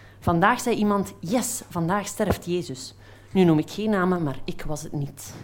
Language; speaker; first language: Dutch; native; Dutch